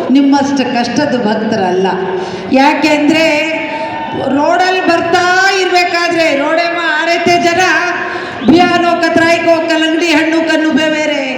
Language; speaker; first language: Kannada; non-native, local second language; Lambadi